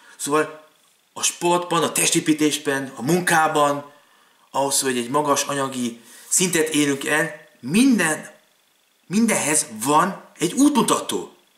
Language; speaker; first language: Hungarian; early bilingual, other home language; German